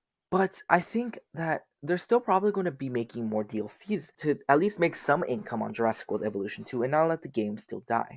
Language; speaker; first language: English; native; English